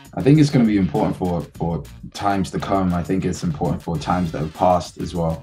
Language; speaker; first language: English; native; English